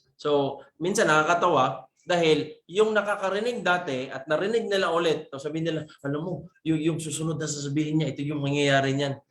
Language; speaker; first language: Filipino; non-native, local second language; Cebuano